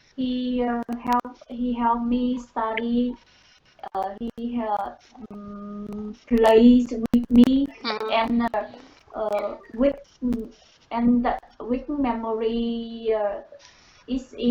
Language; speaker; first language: English; non-native, learner; Vietnamese